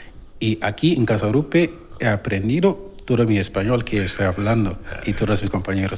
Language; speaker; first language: Spanish; non-native, fluent; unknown